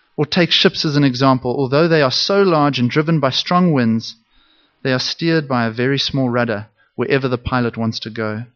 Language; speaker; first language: English; native; English